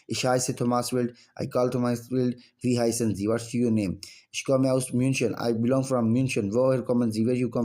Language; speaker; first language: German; non-native, learner; Urdu